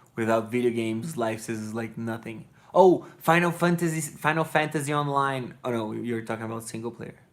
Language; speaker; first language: English; non-native, fluent; Portuguese